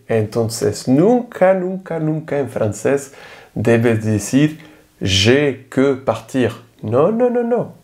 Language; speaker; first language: Spanish; non-native, fluent; French